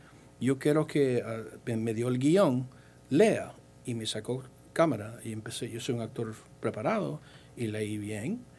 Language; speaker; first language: Spanish; early bilingual, heritage; English